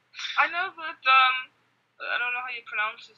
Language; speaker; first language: English; native; English